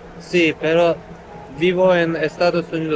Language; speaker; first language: Spanish; non-native, learner; Turkish